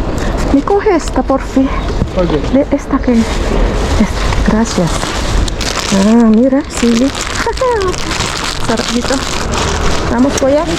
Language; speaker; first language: Spanish; non-native, learner; Filipino